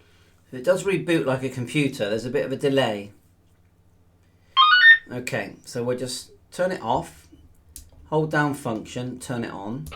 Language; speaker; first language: English; native; English